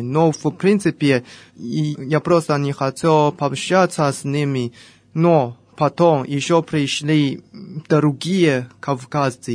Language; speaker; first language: Russian; non-native, fluent; Chinese